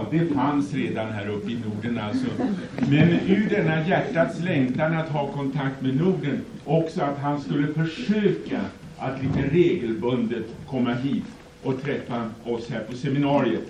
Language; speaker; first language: Swedish; native; Swedish